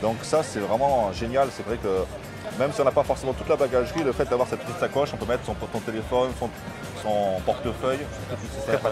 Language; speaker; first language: French; native; French